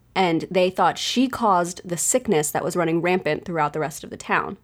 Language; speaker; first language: English; native; English